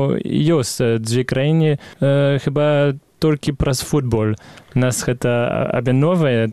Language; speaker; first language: Belarusian; non-native, fluent; French